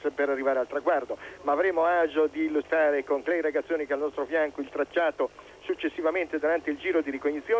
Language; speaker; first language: Italian; native; Italian